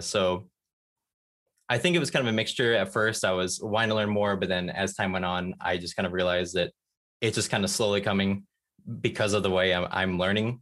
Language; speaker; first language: English; native; English